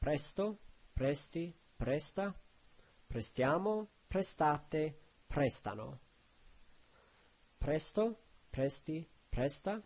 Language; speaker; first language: Italian; non-native, learner; English